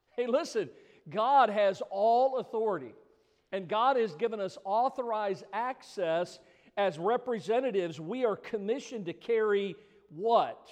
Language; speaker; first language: English; native; English